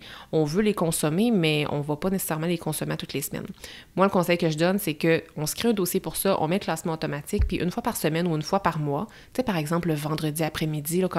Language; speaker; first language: French; native; French